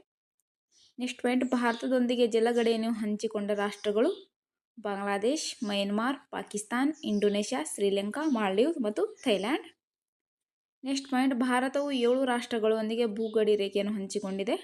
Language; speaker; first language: Kannada; native; Kannada